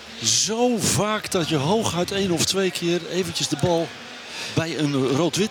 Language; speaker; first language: Dutch; native; Dutch